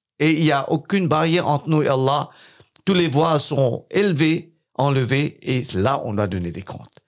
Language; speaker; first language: French; non-native, fluent; English